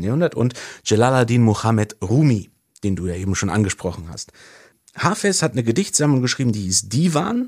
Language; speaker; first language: German; native; German